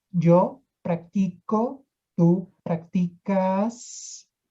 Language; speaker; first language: Spanish; non-native, fluent; Portuguese